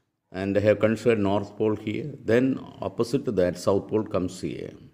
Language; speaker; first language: English; non-native, local second language; Malayalam